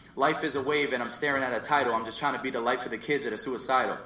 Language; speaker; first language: English; native; English